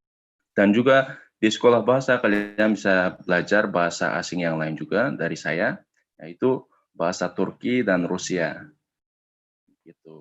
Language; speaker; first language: Indonesian; non-native, fluent; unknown